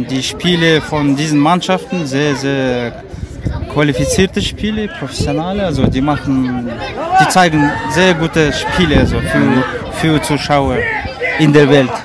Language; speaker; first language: German; non-native, learner; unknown